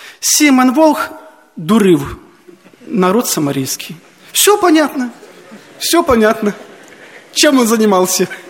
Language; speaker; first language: Russian; native; Russian